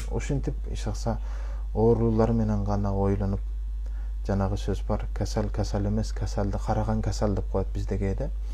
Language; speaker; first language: Kyrgyz; early bilingual, heritage; Kyrgyz